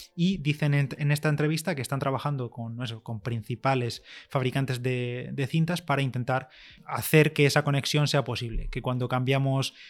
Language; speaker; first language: Spanish; native; Spanish